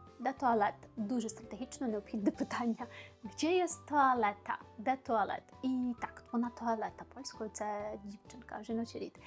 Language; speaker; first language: Polish; non-native, fluent; Ukrainian